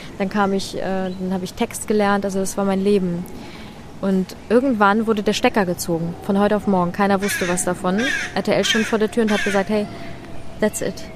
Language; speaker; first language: German; early bilingual, other home language; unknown